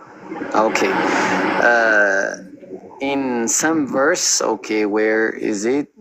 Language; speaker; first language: English; non-native, fluent; Amharic